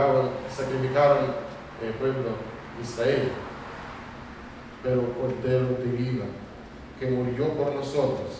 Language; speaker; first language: Spanish; non-native, fluent; Russian